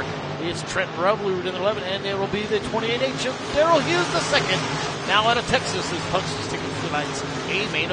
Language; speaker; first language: English; native; English